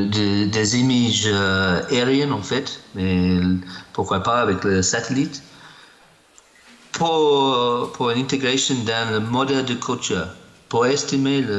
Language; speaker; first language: French; non-native, learner; English